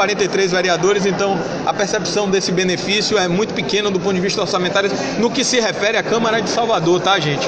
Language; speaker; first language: Portuguese; native; Portuguese